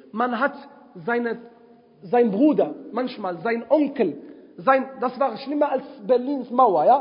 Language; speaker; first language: German; non-native, fluent; Arabic